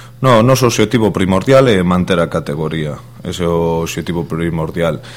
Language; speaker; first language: Galician; non-native, local second language; Spanish